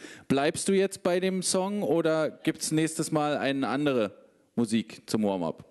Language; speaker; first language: German; native; German